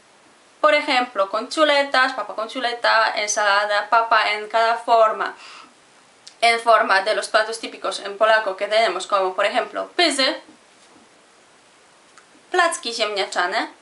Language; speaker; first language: Spanish; non-native, fluent; Polish